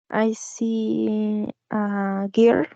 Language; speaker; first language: English; non-native, learner; Spanish